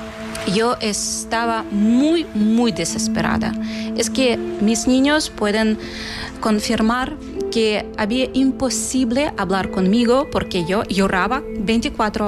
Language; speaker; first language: Spanish; non-native, fluent; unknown